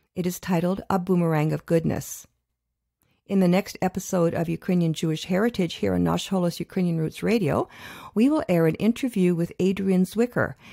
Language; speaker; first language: English; native; English